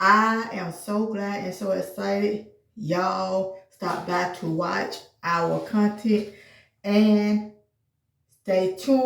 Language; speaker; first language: English; native; English